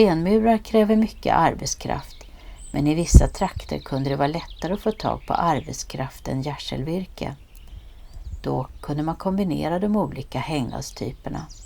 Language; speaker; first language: Swedish; native; Swedish